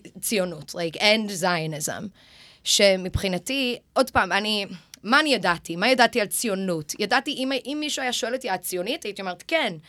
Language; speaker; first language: Hebrew; early bilingual, other home language; English